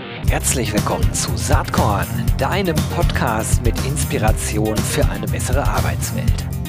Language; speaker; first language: German; native; German